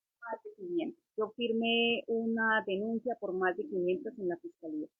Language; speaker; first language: Spanish; native; Spanish